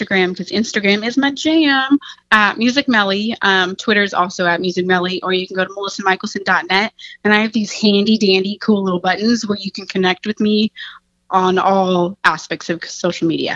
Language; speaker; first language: English; native; English